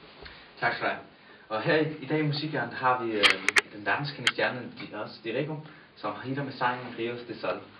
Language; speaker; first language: Danish; native; Danish